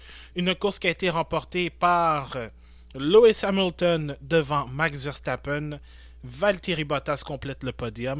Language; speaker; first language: French; native; French